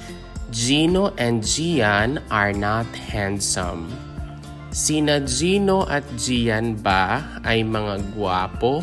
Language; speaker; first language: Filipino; non-native, local second language; Hiligaynon